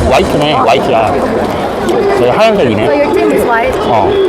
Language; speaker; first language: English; non-native, learner; Korean